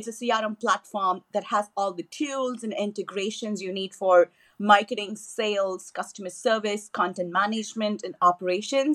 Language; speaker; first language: English; non-native, local second language; Tamil